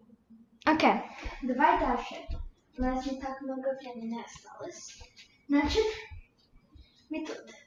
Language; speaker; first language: Russian; early bilingual, heritage; Russian